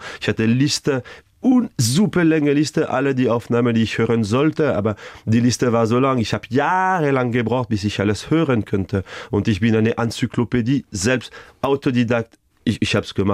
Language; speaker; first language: German; non-native, fluent; French